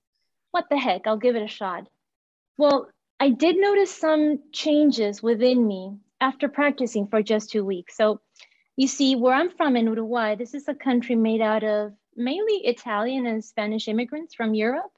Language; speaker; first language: English; non-native, fluent; Spanish